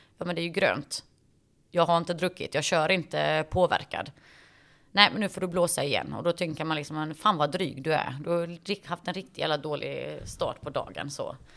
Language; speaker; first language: Swedish; early bilingual, other home language; Bosnian